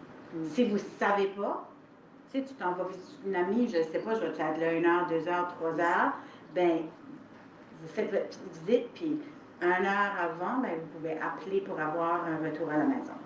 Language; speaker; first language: French; native; French